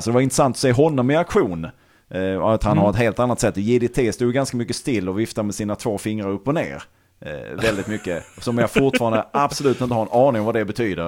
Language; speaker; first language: Swedish; native; Swedish